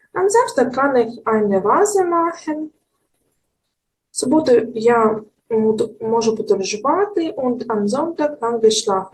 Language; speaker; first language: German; non-native, learner; Ukrainian